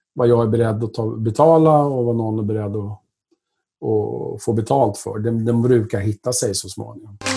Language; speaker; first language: Swedish; native; Swedish